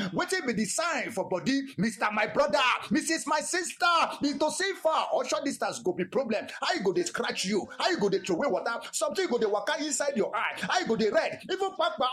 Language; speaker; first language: Nigerian Pidgin; non-native, local second language; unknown